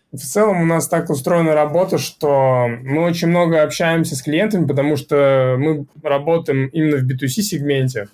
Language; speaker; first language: Russian; native; Russian